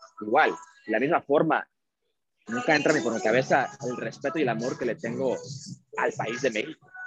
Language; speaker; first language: Spanish; early bilingual, heritage; Spanish